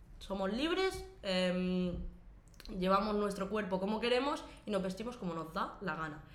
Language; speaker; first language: Spanish; early bilingual, other home language; Arabic